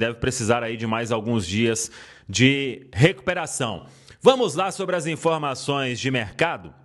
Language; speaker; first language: Portuguese; native; Portuguese